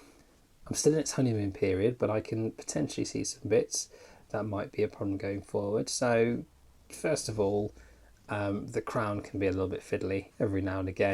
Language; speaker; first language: English; native; English